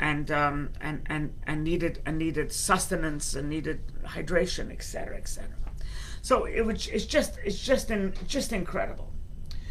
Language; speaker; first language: English; native; English